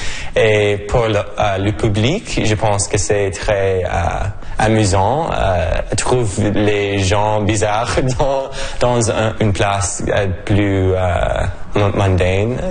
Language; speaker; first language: French; non-native, local second language; English